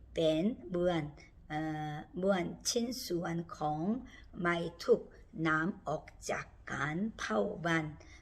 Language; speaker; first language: Thai; non-native, learner; Korean